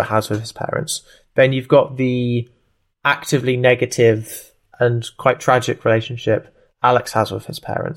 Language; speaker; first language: English; native; English